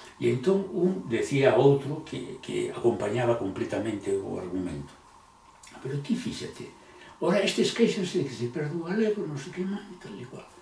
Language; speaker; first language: Galician; non-native, local second language; Spanish